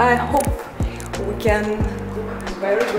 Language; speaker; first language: English; non-native, learner; Russian